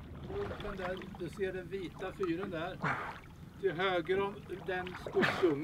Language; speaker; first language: Swedish; native; Swedish